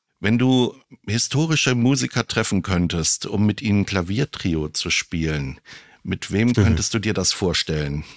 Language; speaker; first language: German; native; German